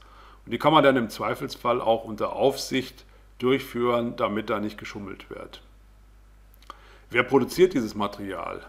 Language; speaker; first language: German; native; German